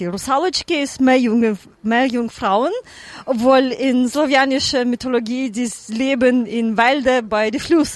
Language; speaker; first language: German; non-native, fluent; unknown